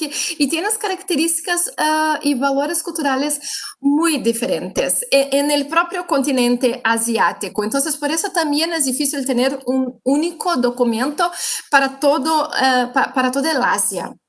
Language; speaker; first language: Spanish; non-native, fluent; Portuguese